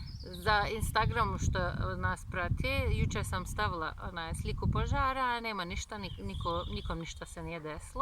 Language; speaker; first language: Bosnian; non-native, fluent; Turkish